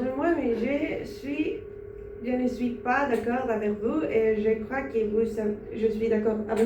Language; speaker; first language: French; non-native, learner; Spanish